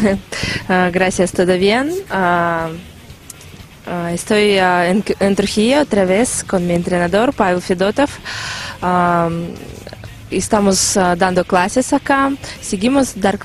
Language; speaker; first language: Spanish; non-native, learner; Russian